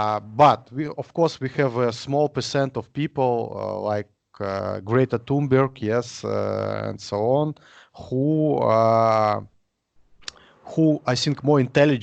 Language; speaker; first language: English; non-native, learner; Russian